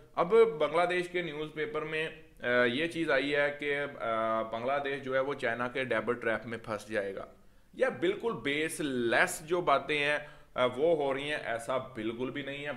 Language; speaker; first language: Urdu; native; Urdu